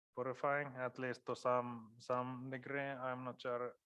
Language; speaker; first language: English; non-native, fluent; Finnish